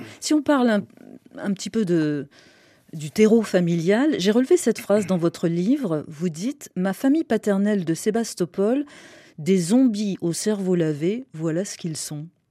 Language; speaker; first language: French; native; French